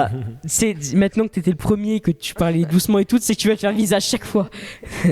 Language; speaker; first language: French; native; French